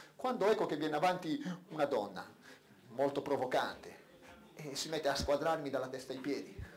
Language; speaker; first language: Italian; native; Italian